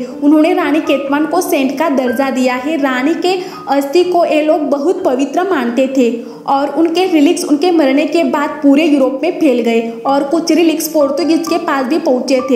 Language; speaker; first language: Hindi; native; Hindi